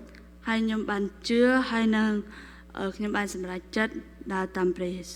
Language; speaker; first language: Khmer; non-native, local second language; Korean